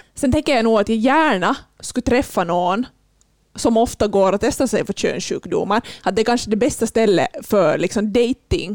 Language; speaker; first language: Swedish; native; Swedish